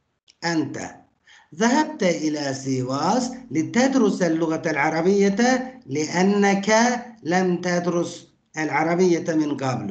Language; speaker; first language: Arabic; non-native, fluent; Turkish